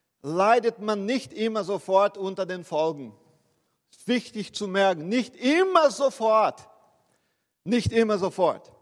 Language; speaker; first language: German; non-native, fluent; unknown